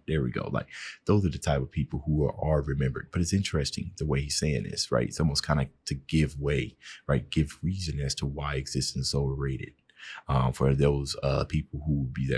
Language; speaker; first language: English; native; English